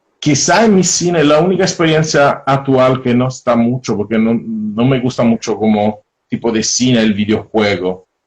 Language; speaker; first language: Spanish; non-native, fluent; Italian